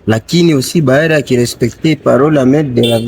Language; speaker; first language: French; non-native, local second language; Swahili